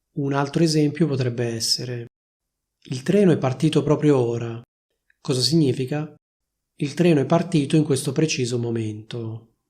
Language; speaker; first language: Italian; native; Italian